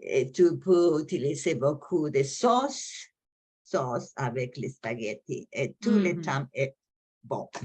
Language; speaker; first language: French; non-native, learner; English